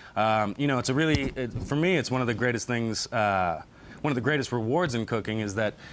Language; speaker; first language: English; native; English